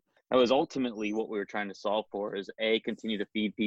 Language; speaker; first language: English; native; English